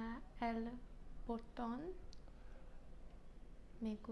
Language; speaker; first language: Spanish; non-native, learner; English